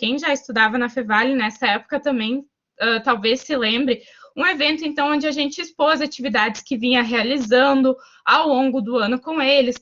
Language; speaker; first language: Portuguese; native; Portuguese